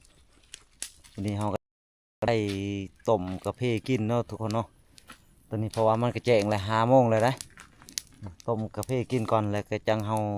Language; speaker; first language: Thai; non-native, local second language; Northeastern Thai